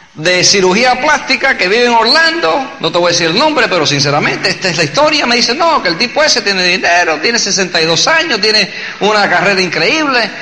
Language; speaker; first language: Spanish; early bilingual, heritage; Spanish